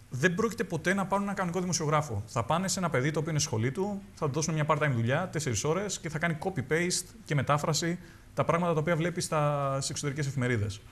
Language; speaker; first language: Greek; native; Greek